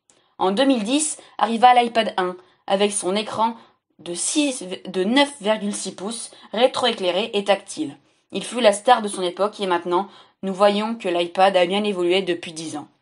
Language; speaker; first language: French; native; French